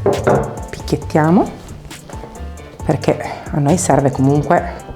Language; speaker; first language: Italian; native; Italian